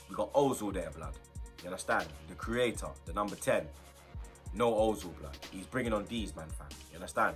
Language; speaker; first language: English; native; English